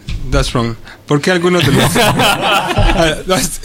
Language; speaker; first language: Spanish; native; Spanish